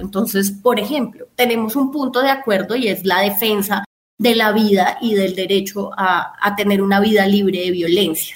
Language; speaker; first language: Spanish; native; Spanish